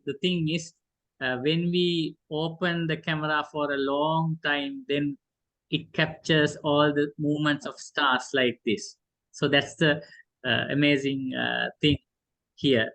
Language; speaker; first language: English; non-native, local second language; Sinhala